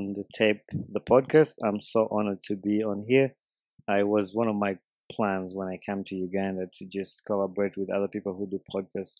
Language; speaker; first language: English; non-native, local second language; Ganda